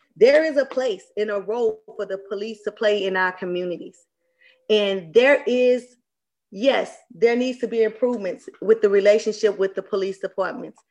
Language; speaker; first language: English; native; English